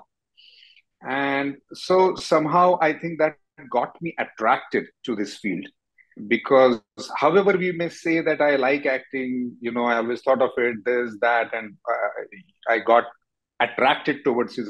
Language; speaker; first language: English; non-native, local second language; Marathi